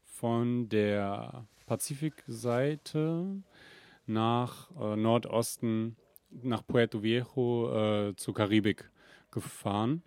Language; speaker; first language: German; native; German